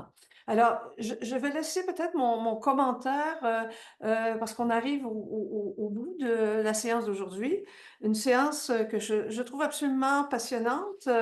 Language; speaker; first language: French; native; French